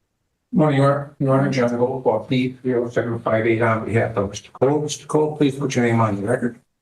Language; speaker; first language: English; native; English